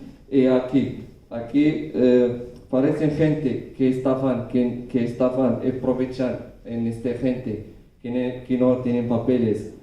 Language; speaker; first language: Spanish; non-native, learner; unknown